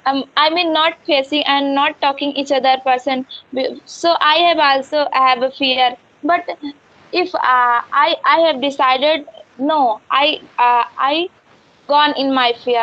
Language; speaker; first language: English; non-native, learner; Hindi